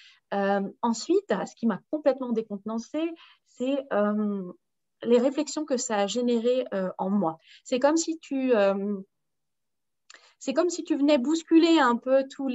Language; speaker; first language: French; native; French